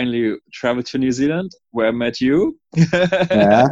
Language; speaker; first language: English; non-native, fluent; German